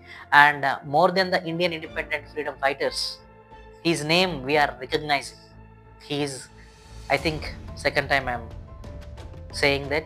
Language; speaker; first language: English; non-native, local second language; Telugu